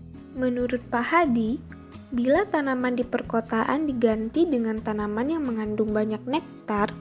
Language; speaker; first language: Indonesian; native; Indonesian